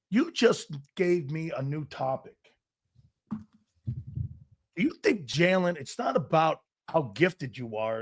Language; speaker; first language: English; native; English